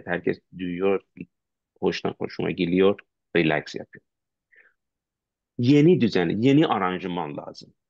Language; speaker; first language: Turkish; non-native, learner; Persian